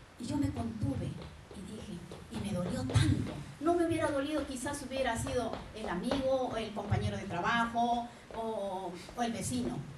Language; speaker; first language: Spanish; native; Spanish